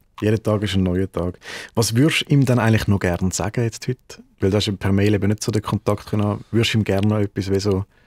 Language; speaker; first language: German; native; German